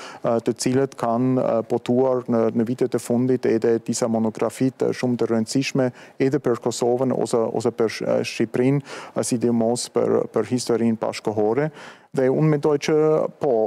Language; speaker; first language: Albanian; non-native, fluent; German